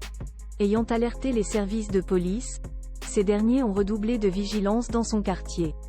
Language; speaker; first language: French; native; French